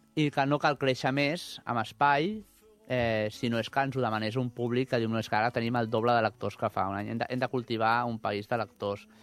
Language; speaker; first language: Catalan; native; Catalan